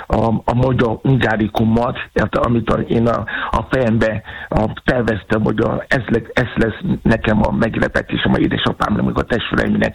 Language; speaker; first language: Hungarian; non-native, fluent; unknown